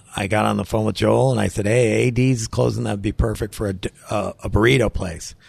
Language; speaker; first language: English; native; English